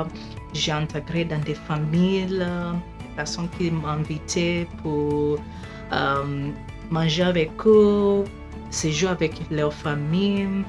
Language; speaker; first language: French; non-native, fluent; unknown